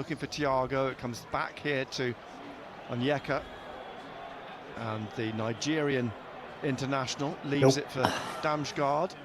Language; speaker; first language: English; native; English